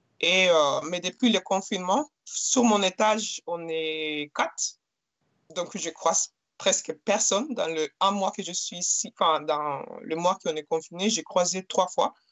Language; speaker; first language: French; non-native, fluent; Spanish